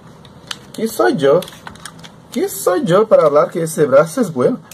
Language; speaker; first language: Spanish; non-native, learner; Portuguese